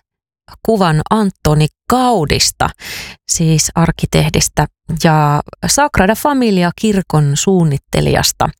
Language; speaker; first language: Finnish; native; Finnish